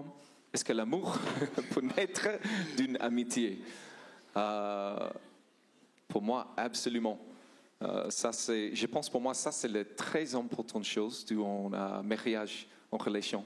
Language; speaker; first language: French; non-native, learner; English